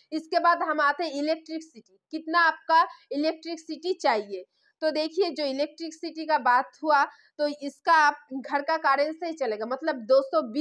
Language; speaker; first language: Hindi; non-native, local second language; Bangla